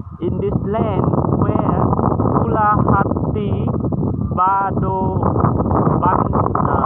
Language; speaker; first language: English; non-native, learner; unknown